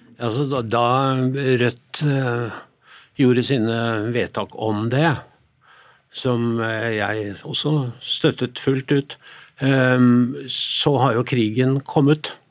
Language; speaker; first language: Norwegian; native; Norwegian